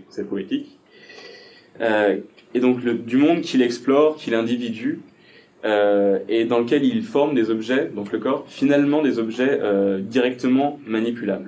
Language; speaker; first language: French; native; French